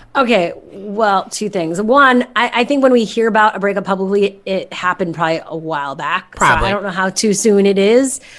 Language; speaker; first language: English; native; English